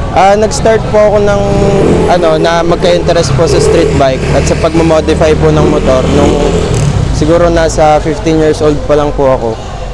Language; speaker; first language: Filipino; native; Filipino